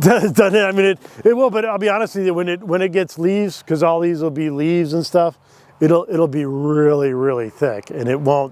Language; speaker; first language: English; native; English